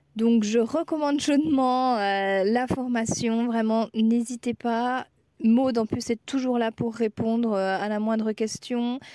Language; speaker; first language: French; native; French